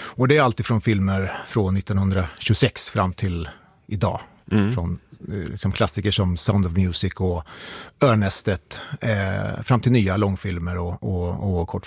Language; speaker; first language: Swedish; native; Swedish